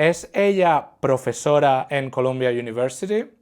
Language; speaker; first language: Spanish; non-native, fluent; English